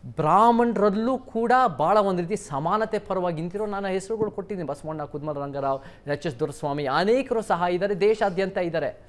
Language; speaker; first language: Kannada; early bilingual, heritage; Kannada